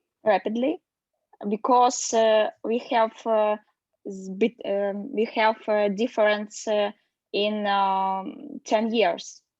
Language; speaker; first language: English; non-native, learner; Russian